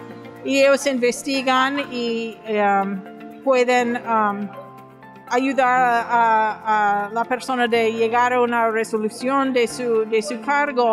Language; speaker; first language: Spanish; non-native, fluent; English